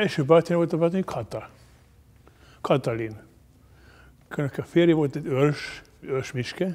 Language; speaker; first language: Hungarian; non-native, learner; German